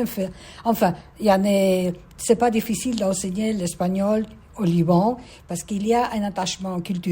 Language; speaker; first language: French; non-native, fluent; Spanish